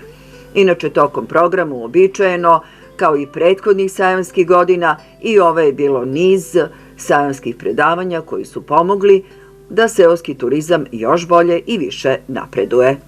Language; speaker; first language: Serbian; native; Serbian